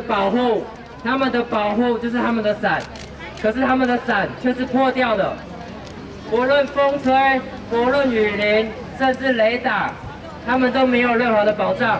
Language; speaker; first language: Chinese; native; Chinese